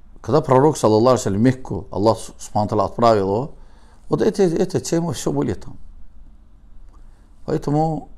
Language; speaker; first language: Russian; non-native, learner; Azerbaijani